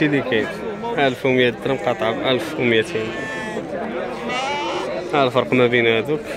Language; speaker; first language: Arabic; native; Arabic